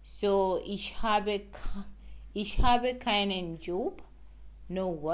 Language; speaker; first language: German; non-native, learner; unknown